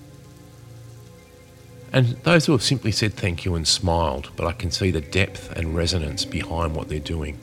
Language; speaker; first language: English; native; English